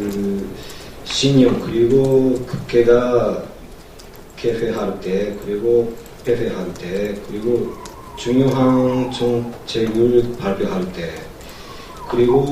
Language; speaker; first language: Korean; non-native, learner; Japanese